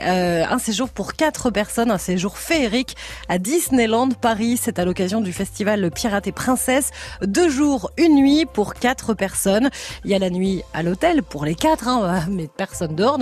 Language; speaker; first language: French; native; French